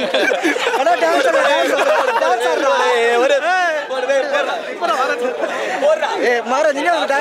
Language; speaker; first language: Tamil; native; Tamil